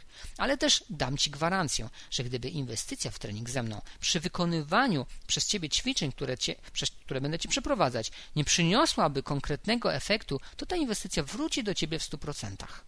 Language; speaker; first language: Polish; native; Polish